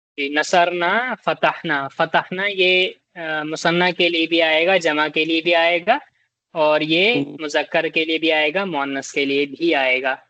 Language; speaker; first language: Urdu; native; Urdu